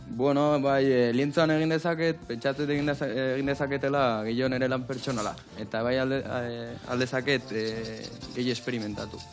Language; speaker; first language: Basque; native; Basque